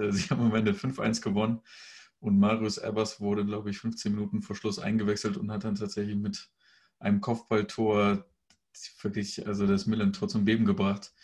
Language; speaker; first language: German; native; German